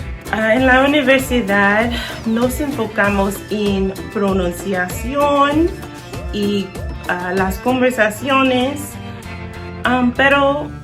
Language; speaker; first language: Spanish; non-native, learner; English